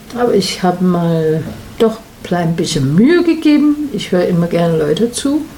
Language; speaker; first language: German; non-native, learner; Chinese